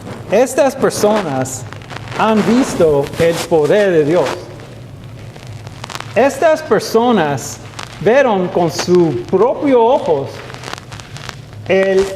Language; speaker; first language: Spanish; non-native, learner; English